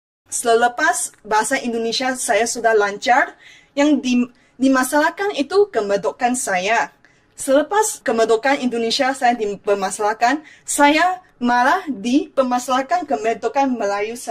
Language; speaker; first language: Indonesian; non-native, fluent; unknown